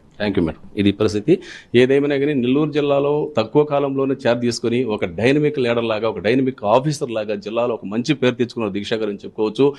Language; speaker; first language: Telugu; native; Telugu